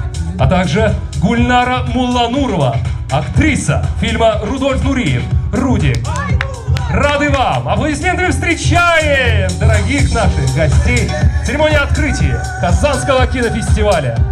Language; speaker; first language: Russian; native; Russian